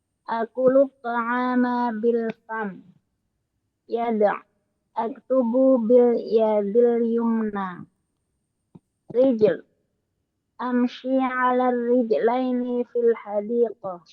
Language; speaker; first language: Arabic; non-native, learner; Indonesian